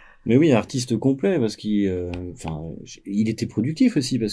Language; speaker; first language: French; native; French